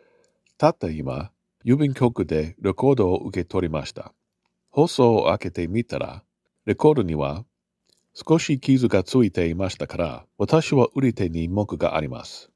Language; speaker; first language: Japanese; non-native, learner; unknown